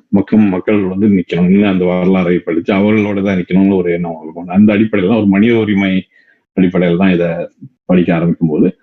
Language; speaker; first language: Tamil; native; Tamil